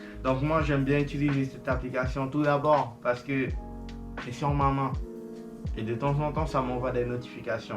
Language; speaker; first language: French; non-native, fluent; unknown